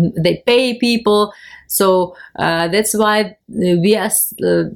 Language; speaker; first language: English; non-native, fluent; Ukrainian